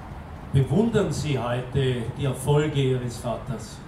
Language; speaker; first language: German; native; German